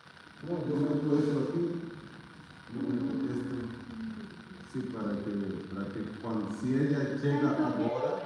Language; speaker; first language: Spanish; non-native, learner; Portuguese